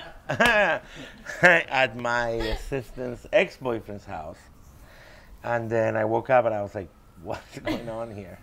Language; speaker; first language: English; non-native, fluent; Spanish